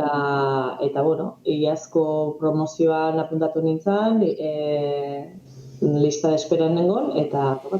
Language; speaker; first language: Basque; non-native, local second language; Spanish